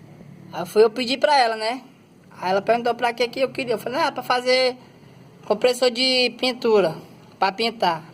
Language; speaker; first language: Portuguese; native; Portuguese